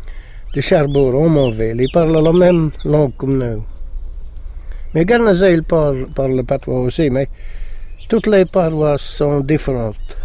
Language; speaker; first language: French; non-native, local second language; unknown